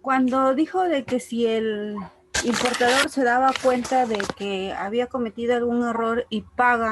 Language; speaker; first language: Spanish; native; Spanish